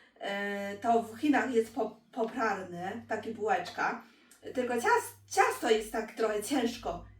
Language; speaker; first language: Polish; non-native, learner; Chinese